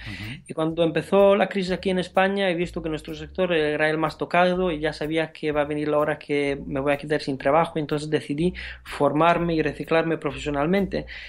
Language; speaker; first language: Spanish; non-native, fluent; Romanian